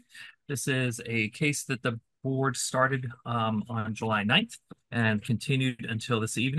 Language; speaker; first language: English; native; English